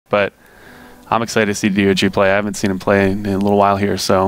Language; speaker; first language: English; native; English